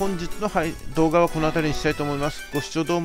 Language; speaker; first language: Japanese; native; Japanese